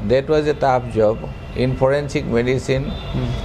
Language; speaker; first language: English; non-native, local second language; Assamese